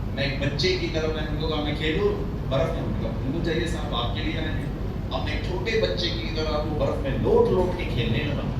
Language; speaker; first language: Hindi; non-native, local second language; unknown